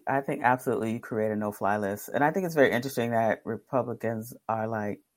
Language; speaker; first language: English; native; English